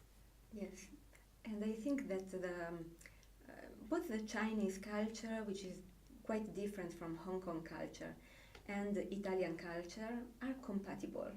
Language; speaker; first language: English; non-native, fluent; Italian